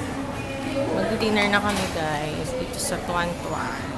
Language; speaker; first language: Filipino; native; Filipino